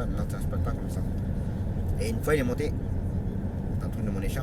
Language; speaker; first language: French; native; French